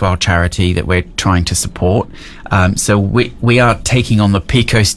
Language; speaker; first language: English; native; English